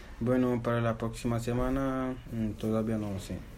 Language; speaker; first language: Spanish; non-native, learner; Fula